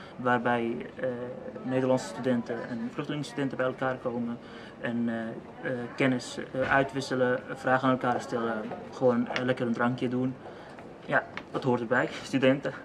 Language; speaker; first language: Dutch; non-native, fluent; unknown